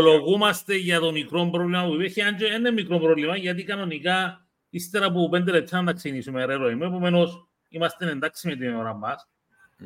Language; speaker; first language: Greek; native; Greek